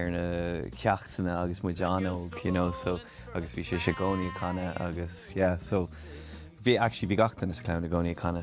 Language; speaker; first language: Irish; non-native, local second language; English